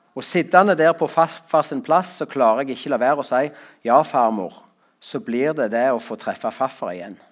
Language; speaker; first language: Norwegian; native; Norwegian